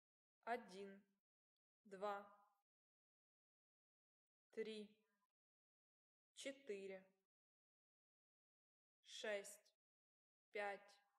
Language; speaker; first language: Russian; non-native, learner; English